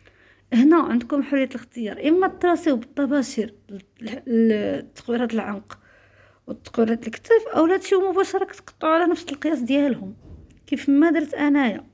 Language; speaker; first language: Arabic; native; Arabic